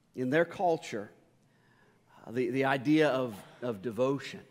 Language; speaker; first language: English; native; English